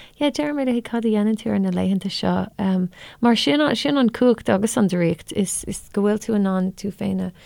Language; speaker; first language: Irish; non-native, local second language; English